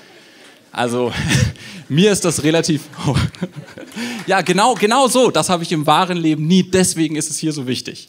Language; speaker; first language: German; native; German